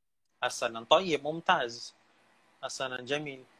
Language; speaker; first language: Arabic; non-native, fluent; Indonesian